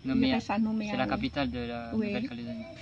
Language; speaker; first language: French; non-native, learner; Indonesian